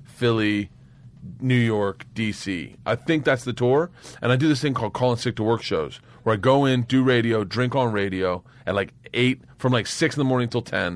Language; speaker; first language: English; native; English